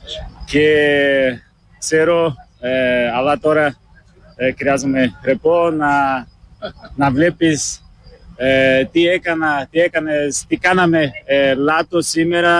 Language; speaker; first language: Greek; non-native, learner; Portuguese